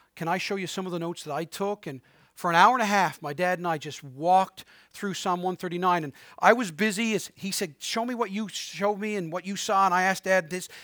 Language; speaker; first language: English; native; English